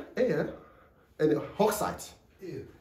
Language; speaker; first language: German; non-native, learner; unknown